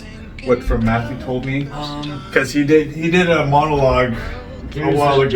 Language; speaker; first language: English; native; English